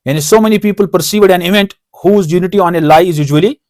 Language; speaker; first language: English; non-native, local second language; Urdu